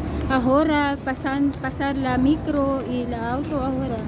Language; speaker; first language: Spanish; non-native, learner; Filipino